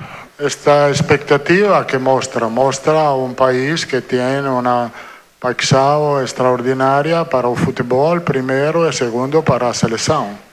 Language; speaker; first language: Portuguese; non-native, learner; Italian